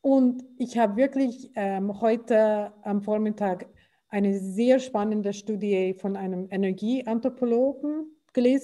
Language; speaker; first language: German; non-native, fluent; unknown